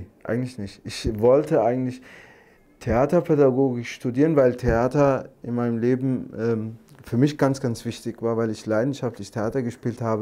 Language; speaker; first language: German; non-native, fluent; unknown